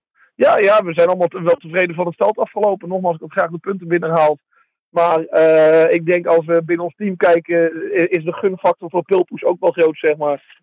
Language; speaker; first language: Dutch; native; Dutch